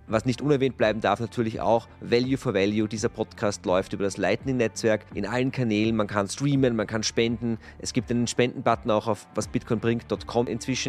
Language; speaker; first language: German; native; German